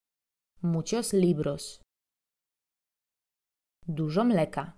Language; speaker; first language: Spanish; non-native, fluent; Polish